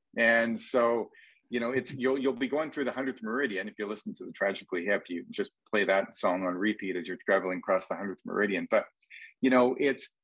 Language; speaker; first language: English; native; English